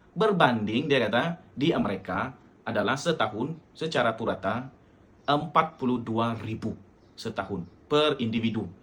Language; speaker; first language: Malay; native; Malay